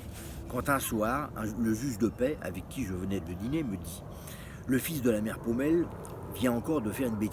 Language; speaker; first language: French; native; French